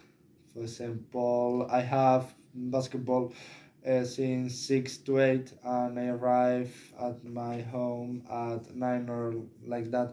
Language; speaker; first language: English; non-native, learner; Spanish